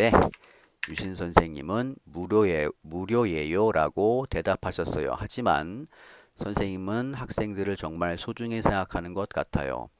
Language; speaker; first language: Korean; native; Korean